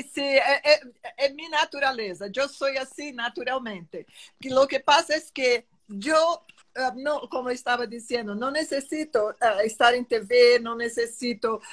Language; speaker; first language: Spanish; non-native, fluent; Portuguese